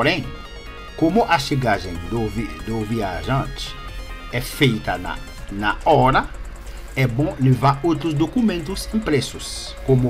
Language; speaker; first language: Portuguese; non-native, learner; Haitian Creole